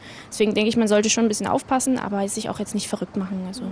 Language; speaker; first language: German; native; German